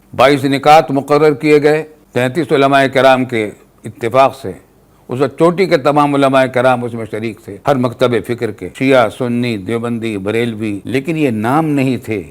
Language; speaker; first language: Urdu; native; Urdu